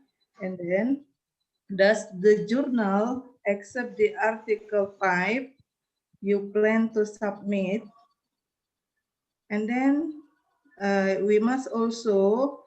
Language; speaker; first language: English; non-native, learner; Indonesian